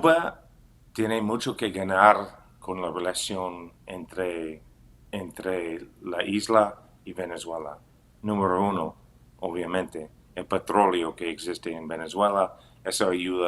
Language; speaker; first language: Spanish; non-native, fluent; English